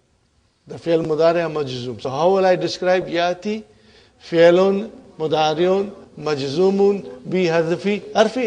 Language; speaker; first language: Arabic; non-native, fluent; Urdu